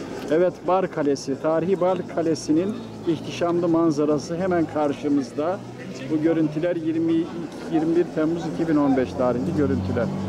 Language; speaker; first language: Turkish; native; Turkish